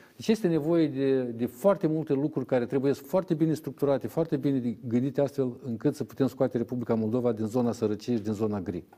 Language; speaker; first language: Romanian; native; Romanian